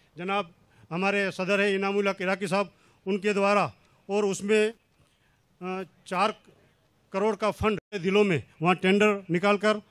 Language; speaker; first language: Hindi; non-native, local second language; Kachhi